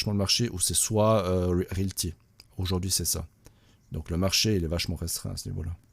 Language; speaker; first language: French; native; French